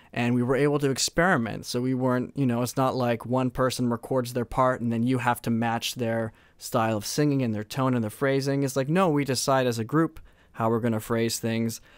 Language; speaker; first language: English; native; English